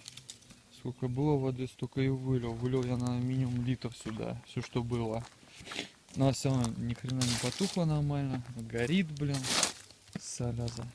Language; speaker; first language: Russian; native; Russian